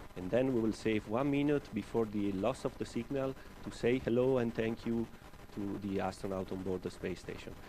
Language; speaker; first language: English; non-native, fluent; Italian